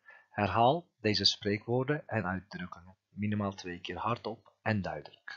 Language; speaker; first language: Dutch; non-native, fluent; Turkish